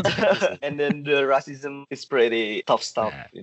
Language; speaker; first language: English; non-native, learner; Indonesian